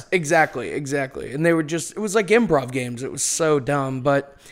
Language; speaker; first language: English; native; English